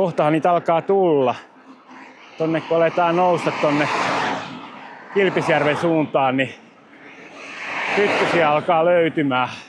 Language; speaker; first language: Finnish; native; Finnish